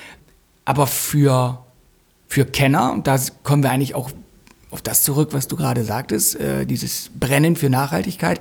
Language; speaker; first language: German; native; German